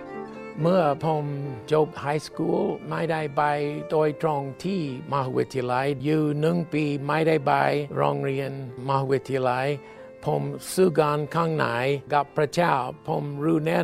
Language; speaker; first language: Thai; non-native, fluent; English